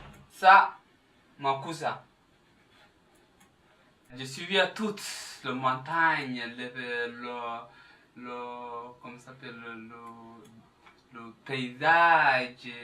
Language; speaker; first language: French; non-native, learner; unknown